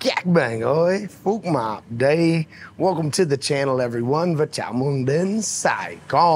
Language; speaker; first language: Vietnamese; non-native, fluent; English